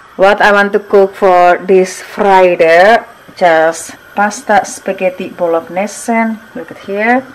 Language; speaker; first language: English; non-native, learner; Indonesian